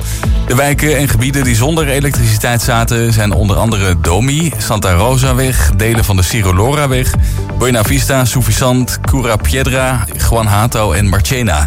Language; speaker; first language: Dutch; native; Dutch